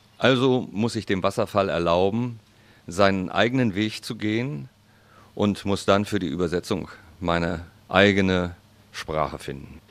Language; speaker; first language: German; native; German